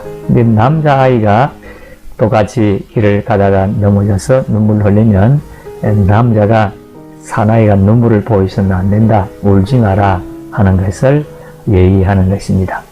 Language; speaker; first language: Korean; native; Korean